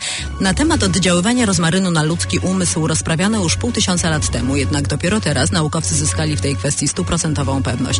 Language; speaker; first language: Polish; native; Polish